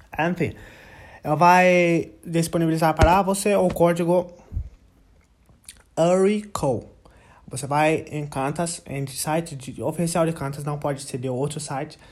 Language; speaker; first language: Portuguese; non-native, learner; English